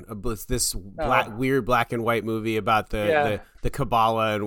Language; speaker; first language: English; native; English